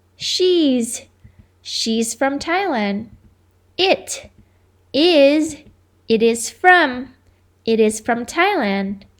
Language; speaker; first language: English; non-native, fluent; Thai